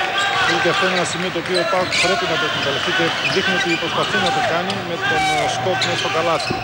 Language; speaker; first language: Greek; native; Greek